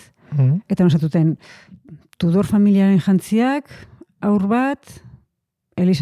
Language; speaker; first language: Basque; native; Basque